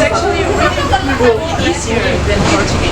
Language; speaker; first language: English; non-native, learner; Portuguese